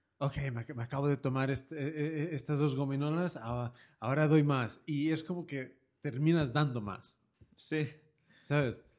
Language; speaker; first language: Spanish; native; Spanish